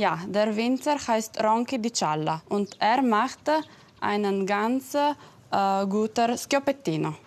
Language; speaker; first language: German; non-native, fluent; Italian